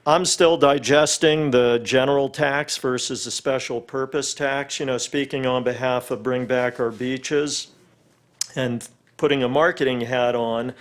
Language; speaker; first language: English; native; English